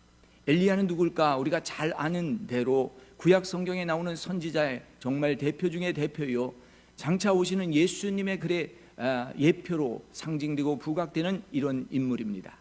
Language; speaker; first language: Korean; native; Korean